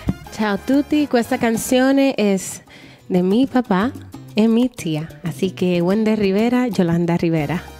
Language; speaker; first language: Italian; non-native, learner; Spanish